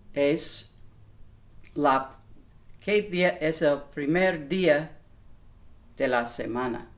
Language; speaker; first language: Spanish; non-native, fluent; English